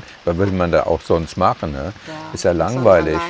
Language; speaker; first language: German; native; German